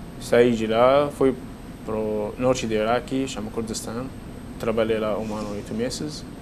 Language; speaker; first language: Portuguese; non-native, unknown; Arabic